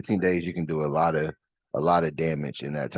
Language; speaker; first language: English; native; English